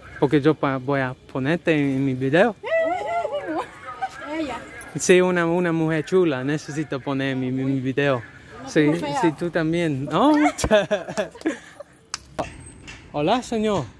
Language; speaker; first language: Spanish; non-native, learner; English